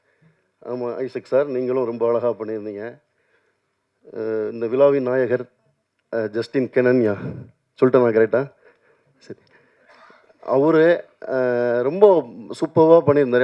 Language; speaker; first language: Tamil; native; Tamil